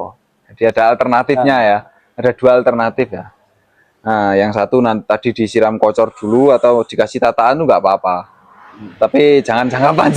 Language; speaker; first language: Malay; non-native, local second language; Javanese